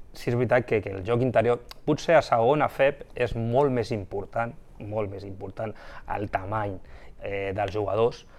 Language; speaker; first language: Catalan; non-native, local second language; Spanish